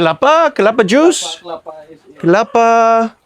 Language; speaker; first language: Indonesian; non-native, learner; English